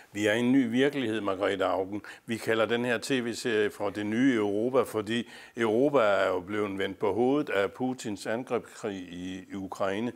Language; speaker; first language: Danish; native; Danish